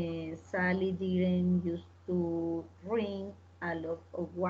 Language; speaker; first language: English; non-native, learner; Spanish